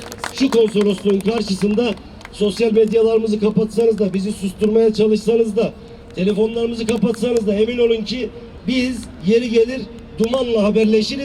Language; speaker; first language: Turkish; native; Turkish